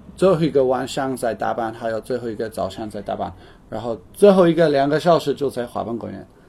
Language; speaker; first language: Chinese; non-native, fluent; English